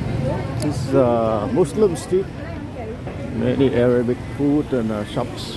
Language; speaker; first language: English; non-native, learner; Vietnamese